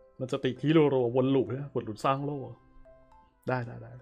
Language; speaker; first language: Thai; native; Thai